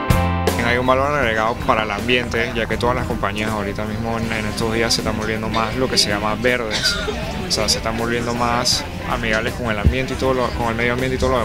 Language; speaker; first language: Spanish; native; Spanish